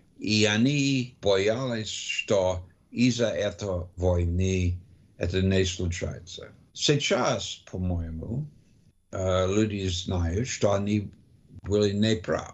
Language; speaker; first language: Russian; non-native, learner; English